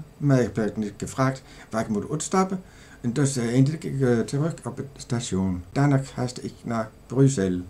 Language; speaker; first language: German; non-native, learner; Danish